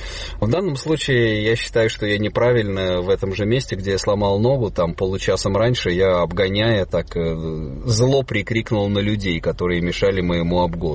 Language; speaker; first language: Russian; native; Russian